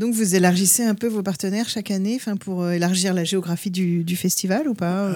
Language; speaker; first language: French; native; French